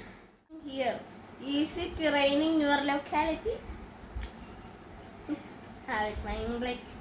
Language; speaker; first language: English; non-native, learner; Malayalam